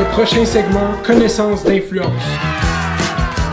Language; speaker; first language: French; native; French